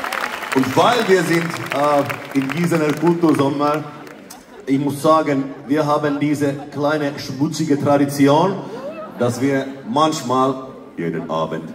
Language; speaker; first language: German; non-native, fluent; Finnish